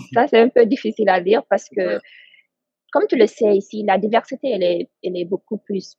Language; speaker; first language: French; non-native, local second language; Fula